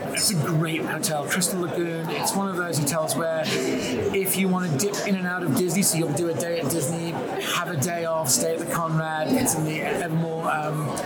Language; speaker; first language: English; native; English